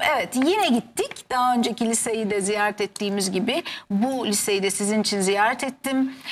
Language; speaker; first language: Turkish; native; Turkish